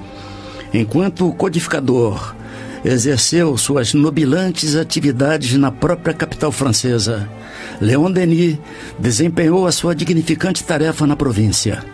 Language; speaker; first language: Portuguese; native; Portuguese